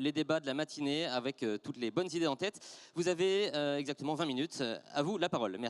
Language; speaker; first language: French; native; French